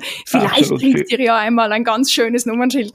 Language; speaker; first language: German; native; German